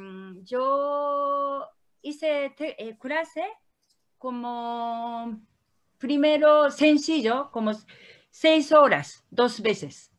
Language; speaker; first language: Spanish; non-native, learner; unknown